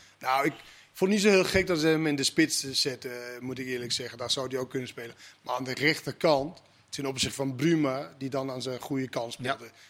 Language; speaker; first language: Dutch; native; Dutch